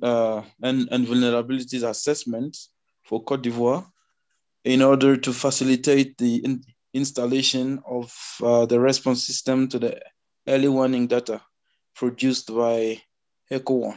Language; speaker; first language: English; non-native, fluent; French